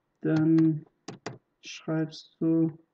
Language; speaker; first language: German; non-native, learner; Persian